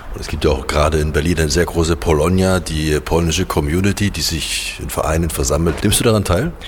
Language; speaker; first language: German; native; German